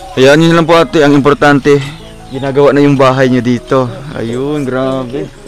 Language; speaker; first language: Filipino; non-native, local second language; Cebuano